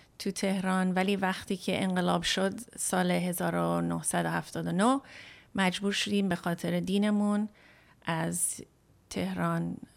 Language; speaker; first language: Persian; early bilingual, heritage; Persian